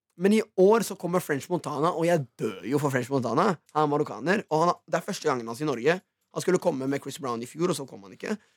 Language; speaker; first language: Norwegian; early bilingual, other home language; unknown